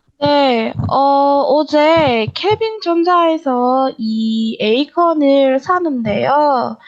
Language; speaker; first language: Korean; non-native, learner; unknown